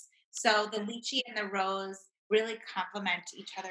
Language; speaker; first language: English; native; English